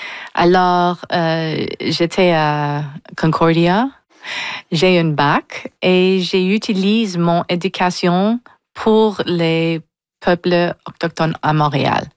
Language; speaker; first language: French; non-native, fluent; English